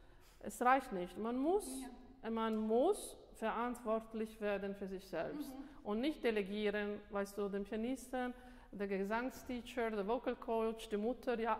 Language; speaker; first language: German; non-native, fluent; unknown